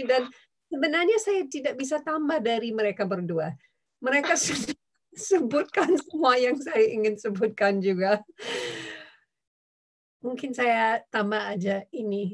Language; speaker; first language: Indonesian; non-native, fluent; English